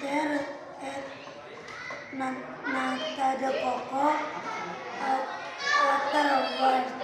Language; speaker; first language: English; non-native, learner; Indonesian